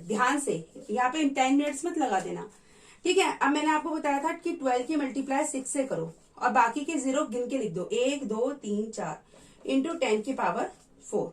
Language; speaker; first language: Hindi; native; Hindi